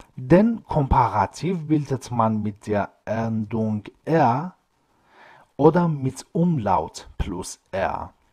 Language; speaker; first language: German; non-native, fluent; Persian